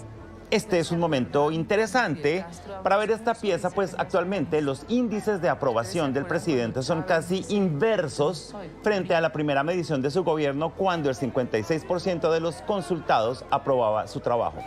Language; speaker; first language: Spanish; native; Spanish